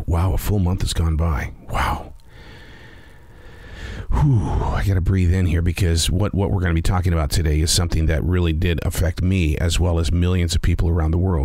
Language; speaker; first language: English; native; English